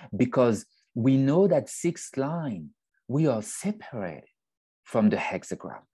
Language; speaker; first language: English; non-native, fluent; French